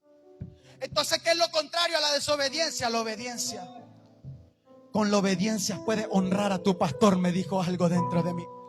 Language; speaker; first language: Spanish; native; Spanish